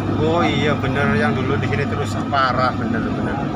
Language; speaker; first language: Indonesian; non-native, local second language; Javanese